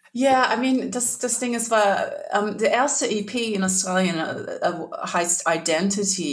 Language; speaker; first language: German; non-native, learner; English